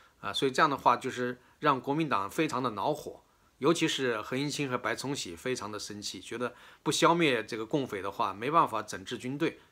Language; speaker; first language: Chinese; native; Chinese